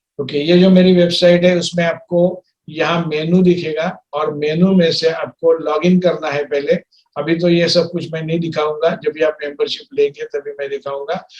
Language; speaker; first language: Hindi; non-native, local second language; Marathi